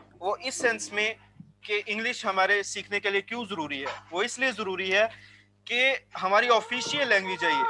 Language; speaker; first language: Urdu; non-native, local second language; Punjabi